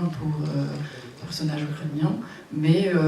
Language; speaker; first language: French; non-native, fluent; Russian